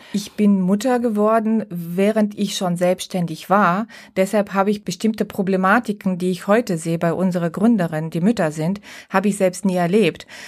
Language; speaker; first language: German; non-native, fluent; Bulgarian